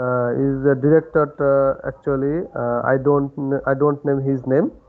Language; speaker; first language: English; non-native, learner; Bangla